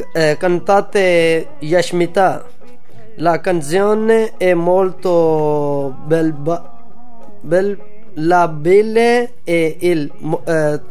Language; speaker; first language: Italian; non-native, learner; Urdu